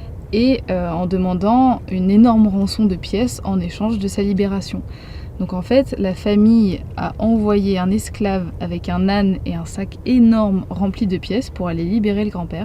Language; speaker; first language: French; native; French